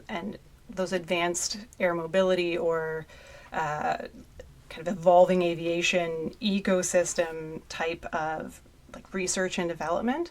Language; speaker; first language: English; native; English